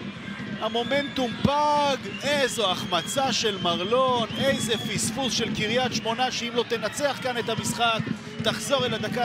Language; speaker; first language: Hebrew; native; Hebrew